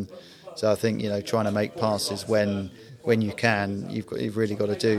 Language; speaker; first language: English; native; English